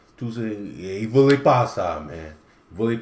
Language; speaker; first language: French; non-native, learner; English